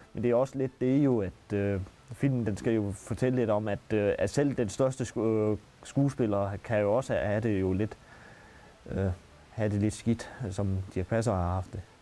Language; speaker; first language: Danish; native; Danish